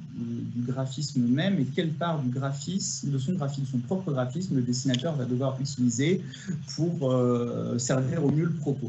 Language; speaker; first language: French; native; French